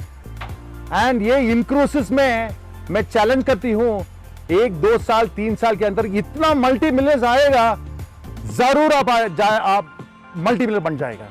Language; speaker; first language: Hindi; non-native, local second language; Tamil